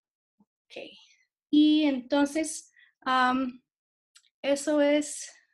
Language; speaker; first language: Spanish; non-native, fluent; English